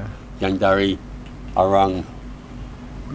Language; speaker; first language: Indonesian; non-native, learner; English